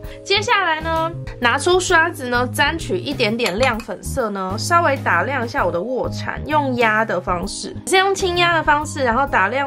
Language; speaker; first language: Chinese; native; Chinese